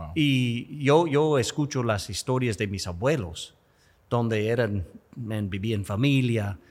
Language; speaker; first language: Spanish; non-native, fluent; English